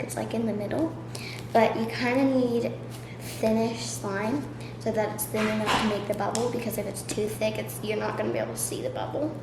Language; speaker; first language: English; native; English